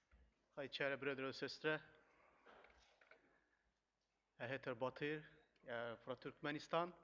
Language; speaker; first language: Swedish; non-native, learner; Turkmen